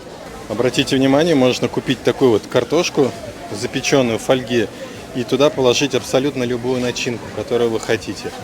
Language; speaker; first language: Russian; native; Russian